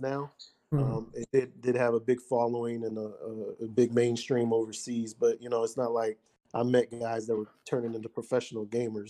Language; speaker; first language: English; native; English